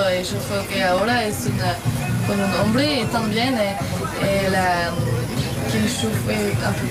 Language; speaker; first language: Spanish; non-native, learner; French